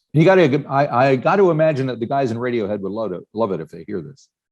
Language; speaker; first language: English; native; English